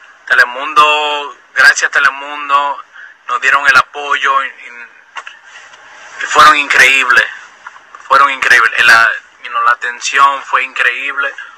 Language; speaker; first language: Spanish; native; Spanish